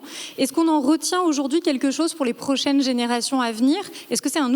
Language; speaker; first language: French; native; French